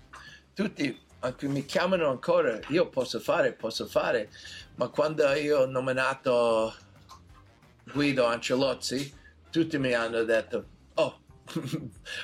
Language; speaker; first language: Italian; non-native, learner; English